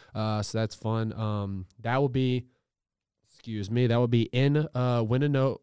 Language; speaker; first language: English; native; English